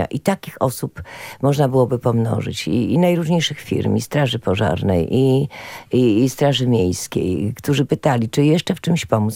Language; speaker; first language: Polish; native; Polish